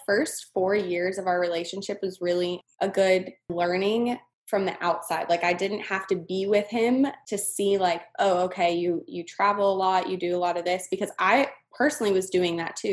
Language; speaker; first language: English; native; English